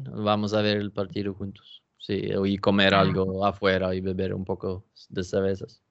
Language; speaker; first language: Spanish; non-native, learner; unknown